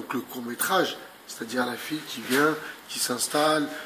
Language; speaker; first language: French; native; French